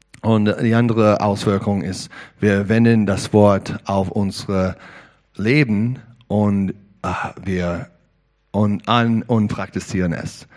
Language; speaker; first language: German; non-native, learner; English